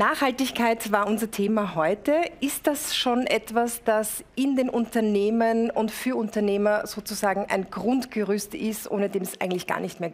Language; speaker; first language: German; native; German